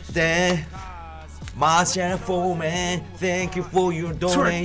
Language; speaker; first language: English; non-native, learner; Korean